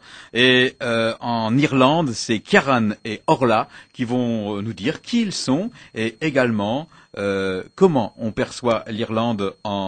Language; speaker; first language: French; native; French